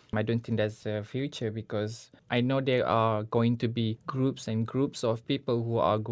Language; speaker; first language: English; non-native, local second language; Malay